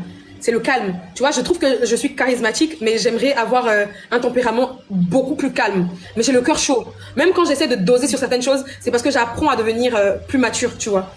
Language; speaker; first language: French; non-native, local second language; Lingala